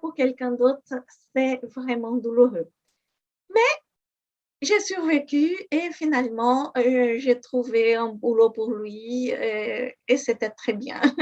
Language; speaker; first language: French; non-native, fluent; Portuguese